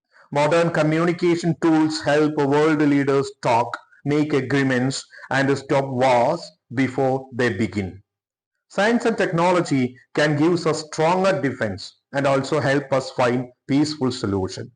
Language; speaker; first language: English; non-native, local second language; Malayalam